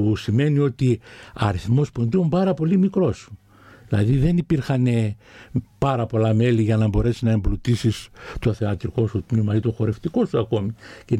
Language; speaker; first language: Greek; non-native, local second language; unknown